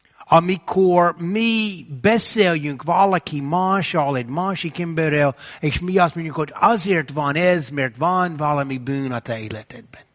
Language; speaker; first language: Hungarian; non-native, fluent; English